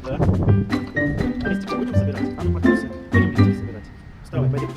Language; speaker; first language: Russian; native; Russian